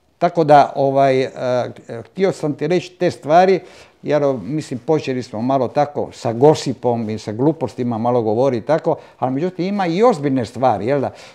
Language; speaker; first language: Croatian; non-native, local second language; Italian